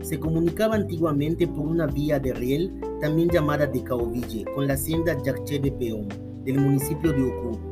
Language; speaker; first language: Spanish; native; Spanish